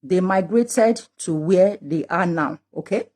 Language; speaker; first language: English; non-native, local second language; Yoruba